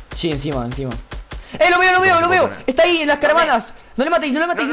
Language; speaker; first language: Spanish; native; Spanish